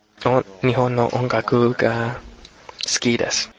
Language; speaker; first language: Japanese; non-native, learner; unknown